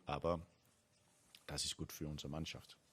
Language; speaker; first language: German; non-native, learner; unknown